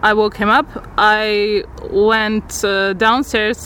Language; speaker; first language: English; non-native, fluent; Croatian